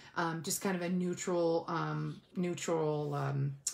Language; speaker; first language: English; native; English